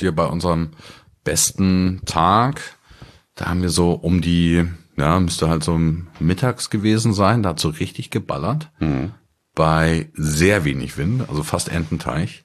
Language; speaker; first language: German; native; German